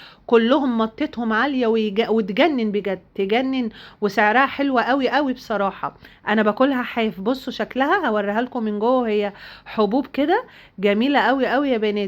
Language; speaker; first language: Arabic; native; Arabic